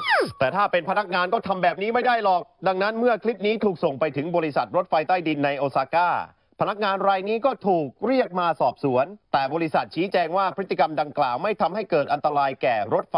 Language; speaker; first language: Thai; non-native, fluent; English